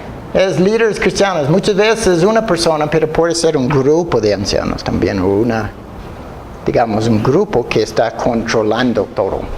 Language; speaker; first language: Spanish; non-native, fluent; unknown